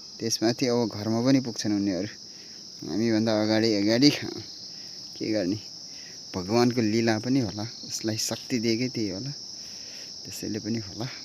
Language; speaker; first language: Nepali; native; Nepali